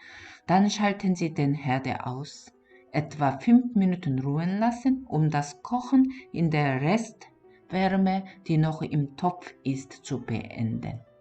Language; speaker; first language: German; non-native, learner; Korean